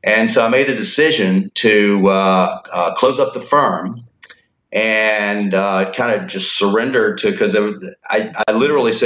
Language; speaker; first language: English; native; English